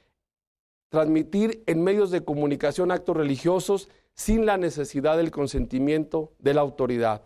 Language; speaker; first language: Spanish; native; Spanish